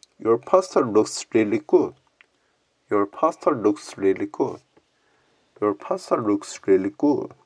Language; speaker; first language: English; non-native, learner; Korean